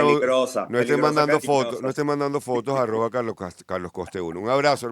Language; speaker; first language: Spanish; native; Spanish